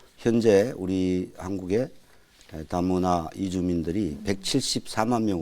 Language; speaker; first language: Korean; native; Korean